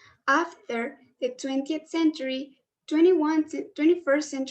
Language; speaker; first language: English; non-native, learner; Spanish